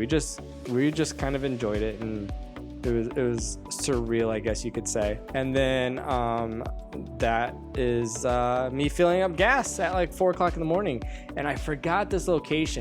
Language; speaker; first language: English; native; English